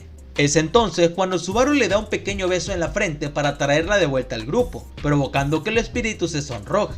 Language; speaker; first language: Spanish; native; Spanish